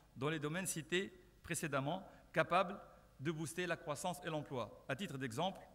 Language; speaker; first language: French; non-native, local second language; Arabic